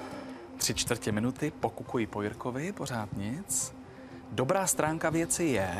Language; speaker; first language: Czech; native; Czech